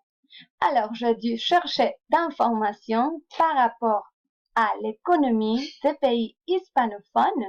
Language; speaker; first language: French; non-native, fluent; Spanish